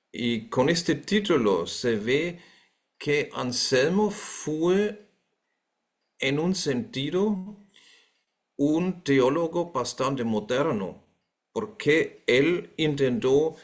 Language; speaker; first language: Spanish; non-native, fluent; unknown